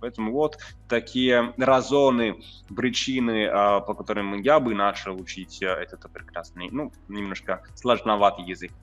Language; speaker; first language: Russian; non-native, fluent; Italian